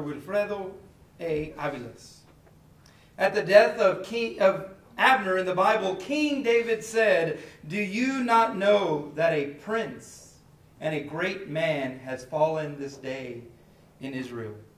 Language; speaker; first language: English; native; English